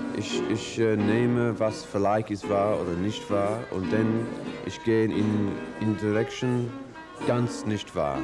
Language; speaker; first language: German; non-native, learner; English